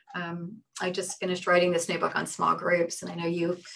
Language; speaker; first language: English; native; English